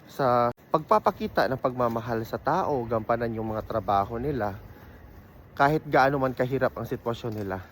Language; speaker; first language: Filipino; native; Filipino